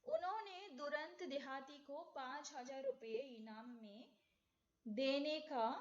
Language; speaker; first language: Hindi; non-native, local second language; Tamil